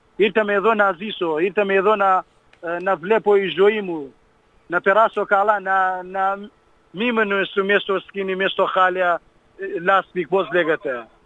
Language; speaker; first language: Greek; non-native, learner; Kurdish